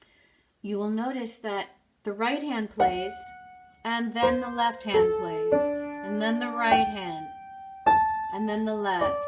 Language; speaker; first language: English; native; English